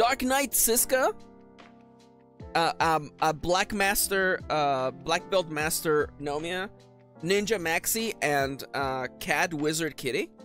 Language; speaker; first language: English; native; English